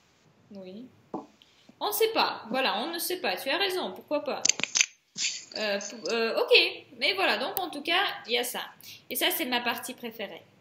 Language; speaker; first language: French; non-native, fluent; Russian